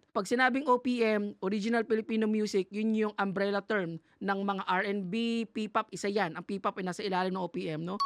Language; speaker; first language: Filipino; native; Filipino